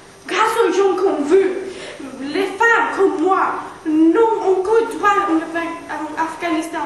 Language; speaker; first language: French; non-native, learner; English